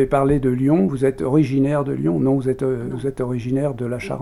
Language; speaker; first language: French; native; French